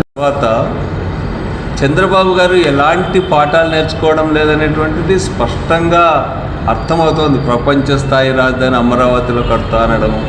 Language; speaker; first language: Telugu; native; Telugu